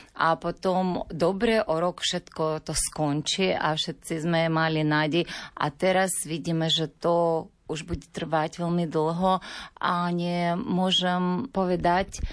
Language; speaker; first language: Slovak; non-native, learner; Ukrainian